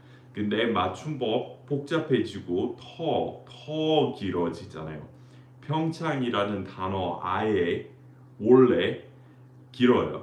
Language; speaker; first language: Korean; non-native, fluent; English